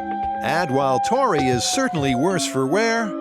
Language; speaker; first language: English; native; English